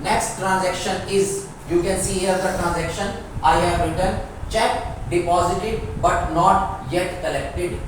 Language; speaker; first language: English; non-native, local second language; Hindi